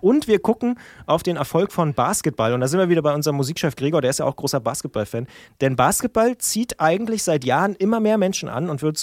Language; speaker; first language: German; native; German